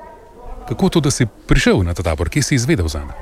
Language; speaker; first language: Slovenian; native; Slovenian